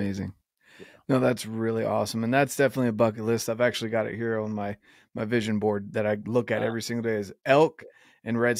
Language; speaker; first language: English; native; English